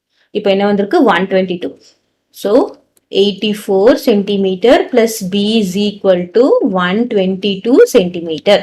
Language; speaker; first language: Tamil; native; Tamil